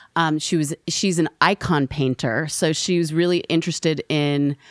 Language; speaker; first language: English; native; English